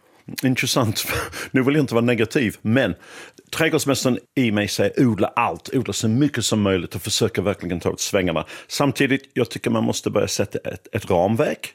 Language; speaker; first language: Swedish; native; Swedish